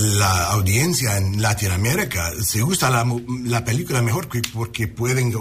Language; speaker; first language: Spanish; non-native, learner; English